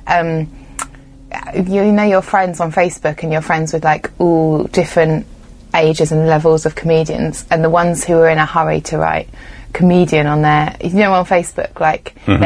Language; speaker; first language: English; native; English